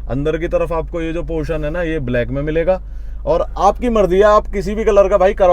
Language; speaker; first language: Hindi; native; Hindi